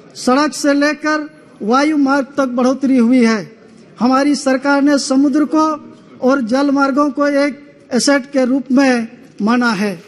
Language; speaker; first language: Hindi; native; Hindi